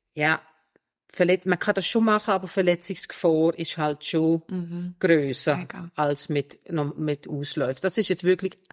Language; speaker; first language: German; non-native, fluent; Danish